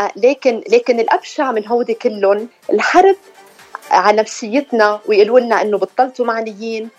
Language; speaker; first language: Arabic; native; Arabic